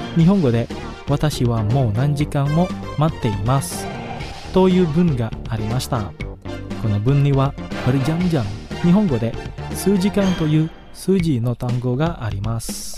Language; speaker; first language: Japanese; non-native, fluent; Indonesian